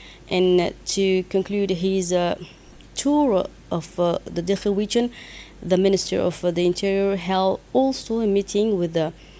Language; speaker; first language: English; non-native, fluent; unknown